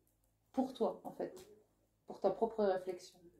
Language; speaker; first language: French; native; French